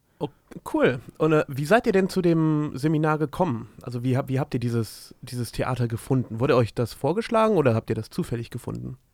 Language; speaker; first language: German; native; German